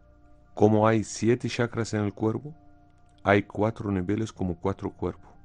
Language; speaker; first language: Spanish; non-native, fluent; Arabic